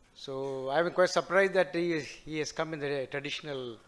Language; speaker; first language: English; non-native, local second language; Tamil